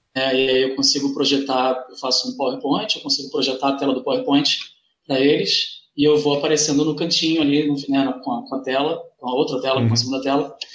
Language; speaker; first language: Portuguese; native; Portuguese